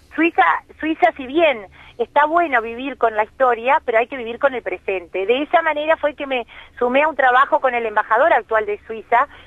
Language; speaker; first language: Spanish; native; Spanish